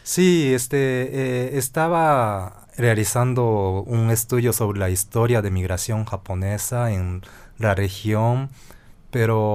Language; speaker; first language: Spanish; non-native, fluent; Japanese